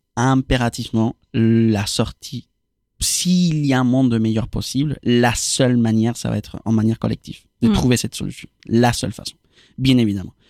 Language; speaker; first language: French; non-native, fluent; Spanish